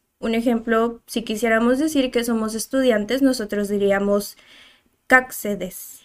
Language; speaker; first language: Spanish; native; Spanish